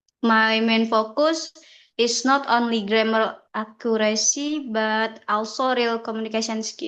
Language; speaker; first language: English; non-native, fluent; Indonesian